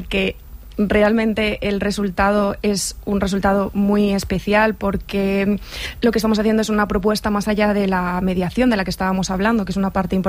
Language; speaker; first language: Spanish; native; Spanish